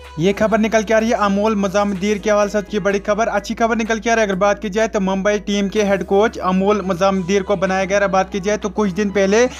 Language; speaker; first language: Hindi; native; Hindi